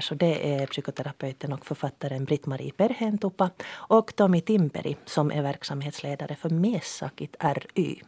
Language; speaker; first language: Swedish; native; Swedish